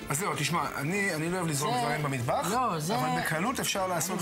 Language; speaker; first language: Hebrew; native; Hebrew